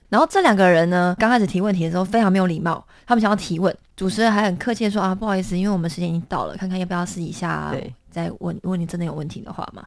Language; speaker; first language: Chinese; native; Chinese